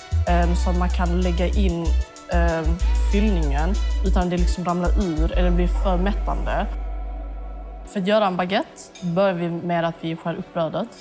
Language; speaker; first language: Swedish; early bilingual, other home language; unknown